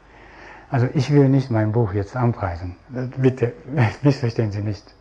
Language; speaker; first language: German; non-native, fluent; Japanese